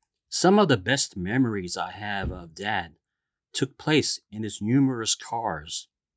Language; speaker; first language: English; non-native, fluent; Korean